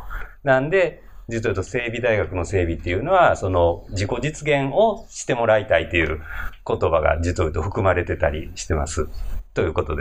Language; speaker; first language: Japanese; native; Japanese